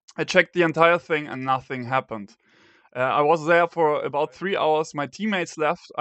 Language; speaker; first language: English; non-native, fluent; German